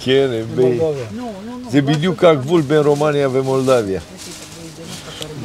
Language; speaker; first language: Hebrew; non-native, learner; Romanian